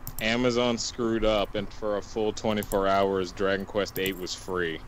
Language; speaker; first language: English; native; English